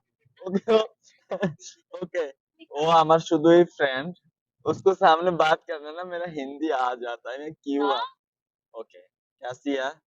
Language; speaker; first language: Hindi; non-native, learner; Bangla